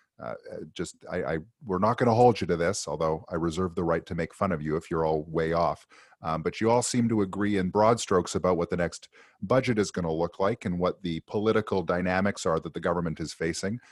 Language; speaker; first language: English; native; English